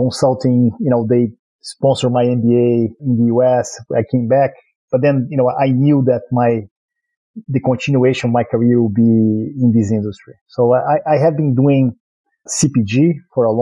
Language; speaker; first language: English; non-native, fluent; Portuguese